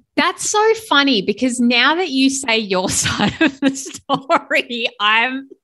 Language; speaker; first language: English; native; English